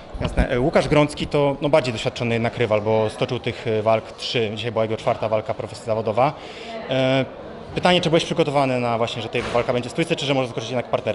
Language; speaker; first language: Polish; native; Polish